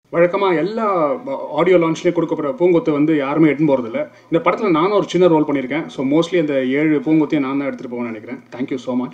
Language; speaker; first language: Tamil; native; Tamil